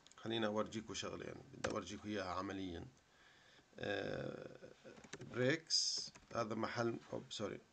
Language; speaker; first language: Arabic; native; Arabic